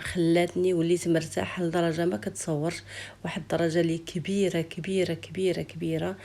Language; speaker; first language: Arabic; native; Arabic